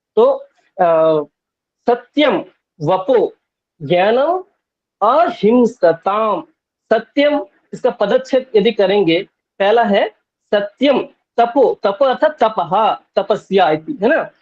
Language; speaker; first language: Hindi; non-native, local second language; Bangla